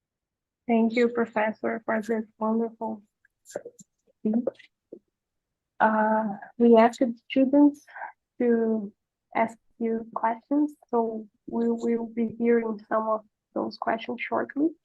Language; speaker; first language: English; non-native, fluent; Portuguese